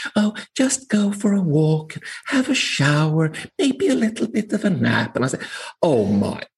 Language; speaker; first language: English; non-native, fluent; Finnish